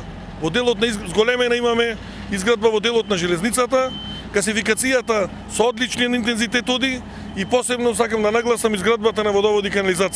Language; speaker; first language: Macedonian; native; Macedonian